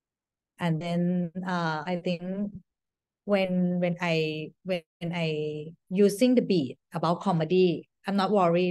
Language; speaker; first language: English; non-native, learner; Thai